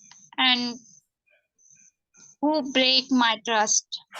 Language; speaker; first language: English; non-native, learner; Hindi